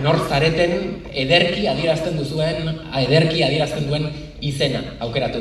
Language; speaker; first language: Basque; native; Basque